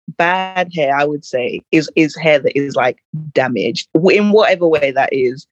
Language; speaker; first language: English; native; English